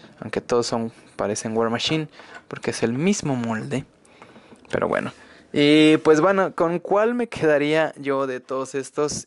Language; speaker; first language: Spanish; native; Spanish